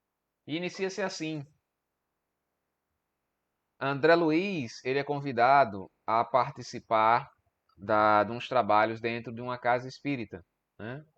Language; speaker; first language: Portuguese; native; Portuguese